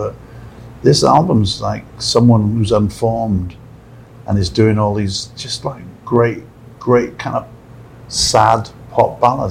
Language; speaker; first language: English; native; English